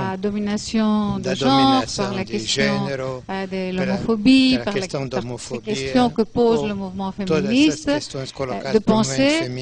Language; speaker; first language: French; non-native, fluent; Greek